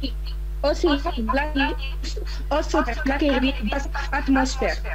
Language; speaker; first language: French; non-native, local second language; Arabic